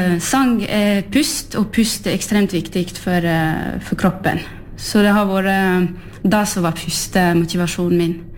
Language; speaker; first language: Norwegian; non-native, fluent; French